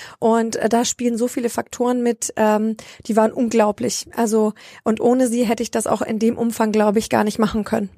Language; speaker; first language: German; early bilingual, other home language; Romanian